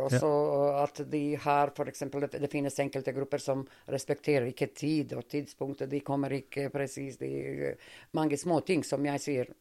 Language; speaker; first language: Norwegian; non-native, fluent; Serbian